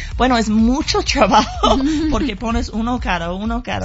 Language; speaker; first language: Spanish; non-native, learner; English